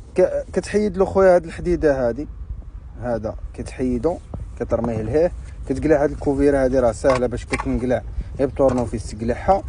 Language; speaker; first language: Arabic; native; Arabic